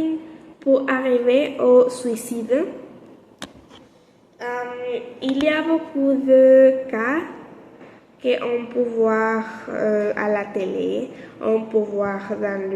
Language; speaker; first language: French; non-native, learner; Spanish